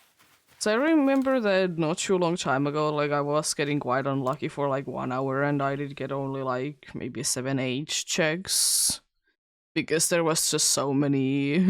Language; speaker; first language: English; non-native, fluent; Finnish